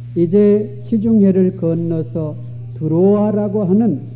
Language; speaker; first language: Korean; native; Korean